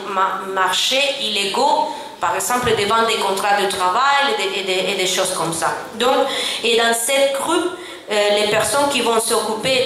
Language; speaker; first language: French; non-native, fluent; Italian